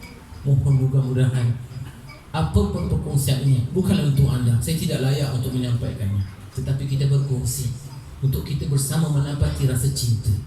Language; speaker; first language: Malay; native; Malay